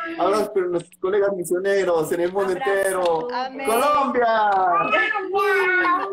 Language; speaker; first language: Portuguese; non-native, learner; Spanish